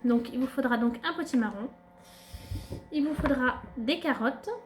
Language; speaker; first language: French; native; French